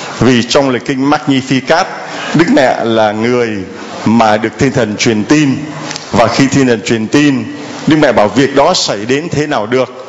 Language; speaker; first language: Vietnamese; native; Vietnamese